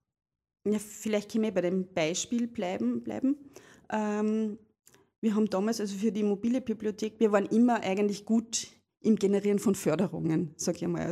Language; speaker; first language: German; native; German